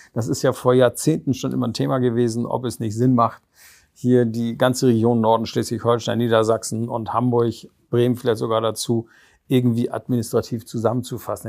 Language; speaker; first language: German; native; German